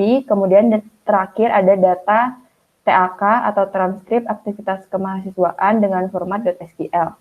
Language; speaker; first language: Indonesian; native; Indonesian